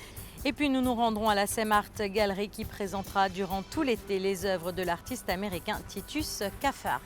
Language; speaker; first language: French; native; French